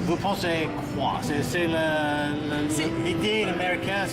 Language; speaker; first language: French; non-native, learner; English